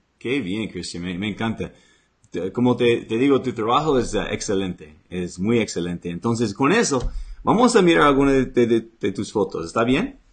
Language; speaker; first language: Spanish; non-native, learner; English